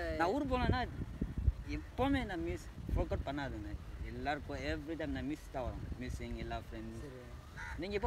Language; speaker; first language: Tamil; non-native, learner; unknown